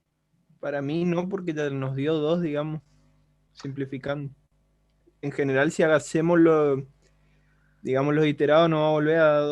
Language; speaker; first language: Spanish; native; Spanish